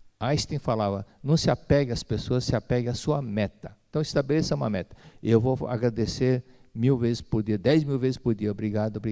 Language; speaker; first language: Portuguese; native; Portuguese